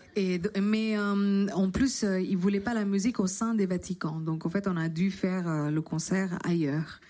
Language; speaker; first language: French; non-native, fluent; Indonesian